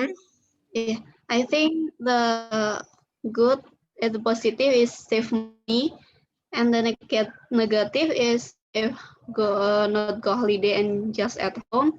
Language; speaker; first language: English; non-native, learner; Indonesian